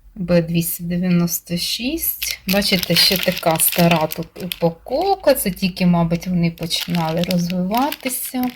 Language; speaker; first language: Ukrainian; non-native, local second language; Russian